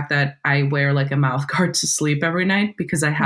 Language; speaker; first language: English; non-native, fluent; Portuguese